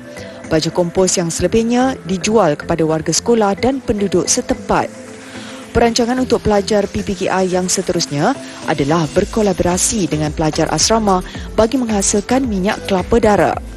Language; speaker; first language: Malay; native; Malay